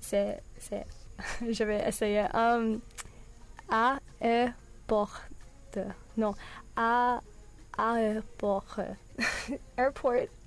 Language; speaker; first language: French; non-native, learner; English